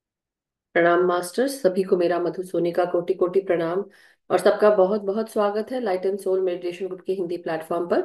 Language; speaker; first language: Hindi; native; Hindi